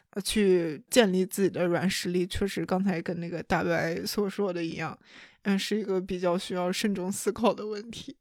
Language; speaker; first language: Chinese; native; Chinese